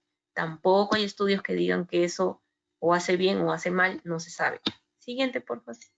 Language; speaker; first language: Spanish; native; Spanish